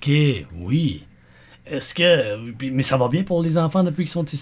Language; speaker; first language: French; native; French